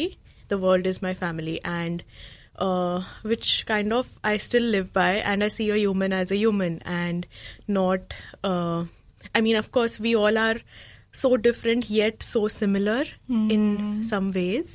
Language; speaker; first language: English; non-native, local second language; Marathi